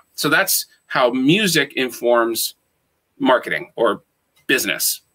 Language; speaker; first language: English; native; English